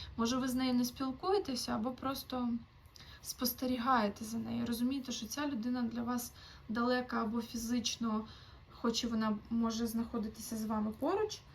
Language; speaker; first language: Ukrainian; non-native, local second language; Russian